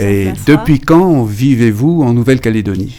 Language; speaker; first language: French; native; French